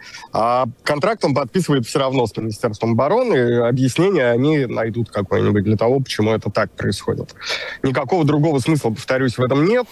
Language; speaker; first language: Russian; native; Russian